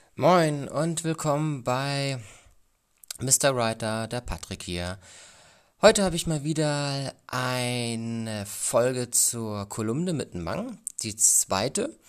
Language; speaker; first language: German; native; German